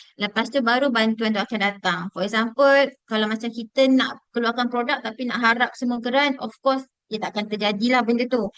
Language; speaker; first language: Malay; native; Malay